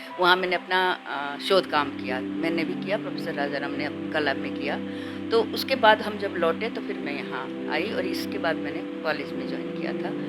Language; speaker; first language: Hindi; non-native, local second language; Odia